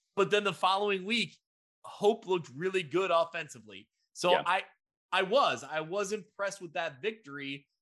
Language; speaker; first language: English; native; English